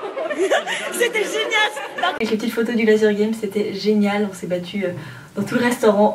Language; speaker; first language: French; native; French